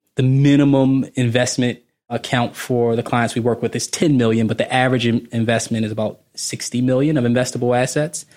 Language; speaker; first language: English; native; English